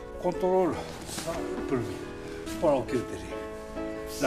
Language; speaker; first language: French; non-native, learner; Japanese